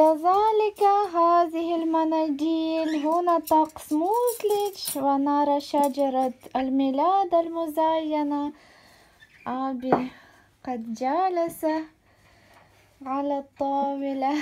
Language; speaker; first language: Arabic; non-native, fluent; Ukrainian